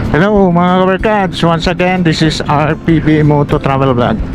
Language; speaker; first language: Cebuano; native; Cebuano